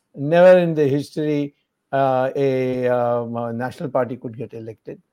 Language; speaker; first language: English; non-native, local second language; Tamil